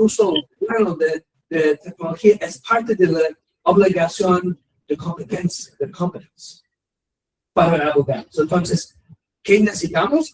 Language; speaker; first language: Spanish; non-native, learner; English